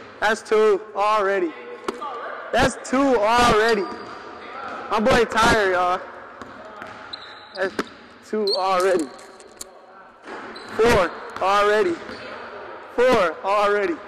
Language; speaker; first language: English; native; English